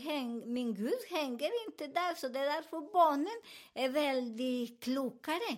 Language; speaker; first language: Swedish; non-native, learner; Spanish